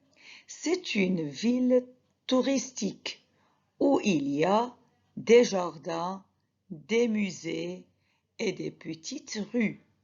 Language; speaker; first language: French; non-native, fluent; Arabic